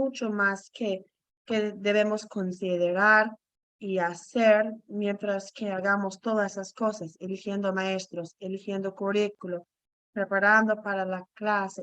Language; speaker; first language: Spanish; non-native, fluent; English